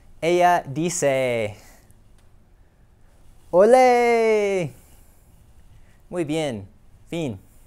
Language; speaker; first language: Spanish; non-native, fluent; English